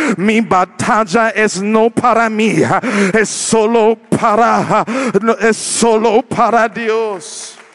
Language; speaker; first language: Spanish; non-native, learner; English